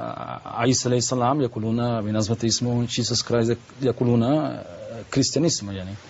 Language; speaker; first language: Arabic; non-native, learner; Spanish